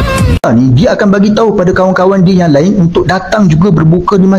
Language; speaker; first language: Malay; native; Malay